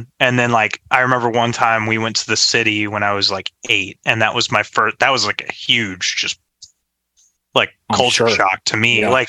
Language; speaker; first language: English; native; English